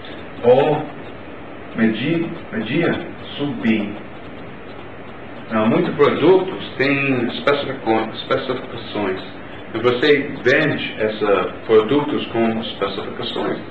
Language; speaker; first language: Portuguese; non-native, learner; English